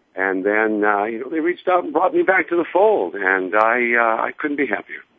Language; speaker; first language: English; native; English